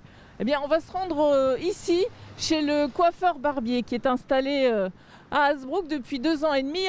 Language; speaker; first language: French; native; French